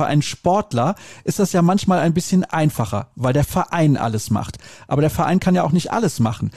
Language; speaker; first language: German; native; German